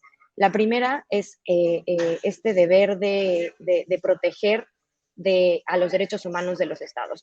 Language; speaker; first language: Spanish; native; Spanish